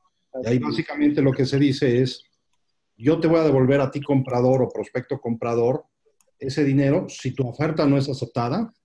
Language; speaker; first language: Spanish; native; Spanish